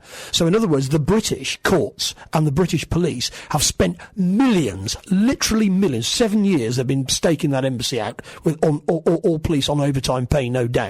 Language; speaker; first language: English; native; English